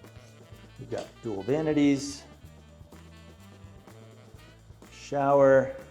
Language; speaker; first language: English; native; English